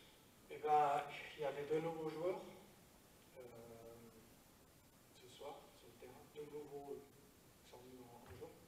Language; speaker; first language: French; native; French